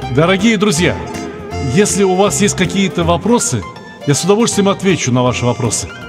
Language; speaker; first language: Russian; native; Russian